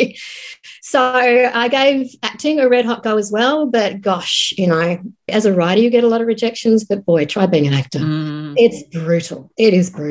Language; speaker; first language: English; native; English